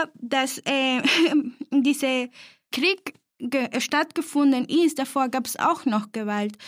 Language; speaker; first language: German; non-native, fluent; Spanish